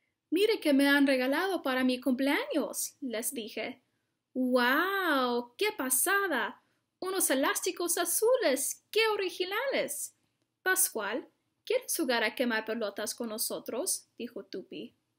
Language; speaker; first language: Spanish; non-native, fluent; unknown